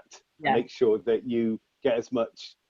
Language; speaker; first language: English; native; English